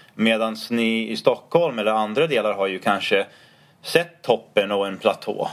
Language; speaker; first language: Swedish; non-native, fluent; English